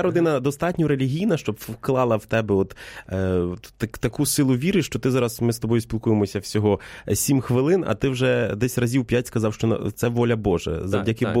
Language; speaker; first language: Ukrainian; native; Ukrainian